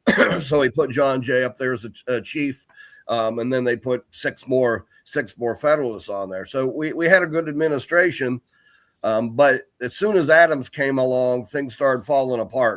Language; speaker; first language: English; native; English